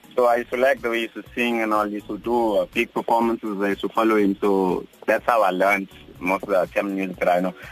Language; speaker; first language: English; non-native, local second language; Zulu